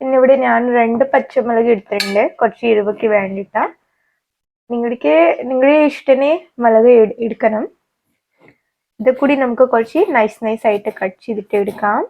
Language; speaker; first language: Malayalam; non-native, learner; Hindi